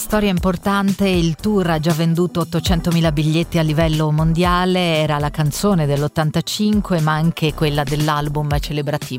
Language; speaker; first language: Italian; native; Italian